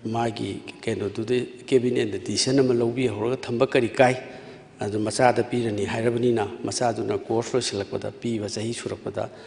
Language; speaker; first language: Manipuri; non-native, local second language; Tangkhul Naga (India)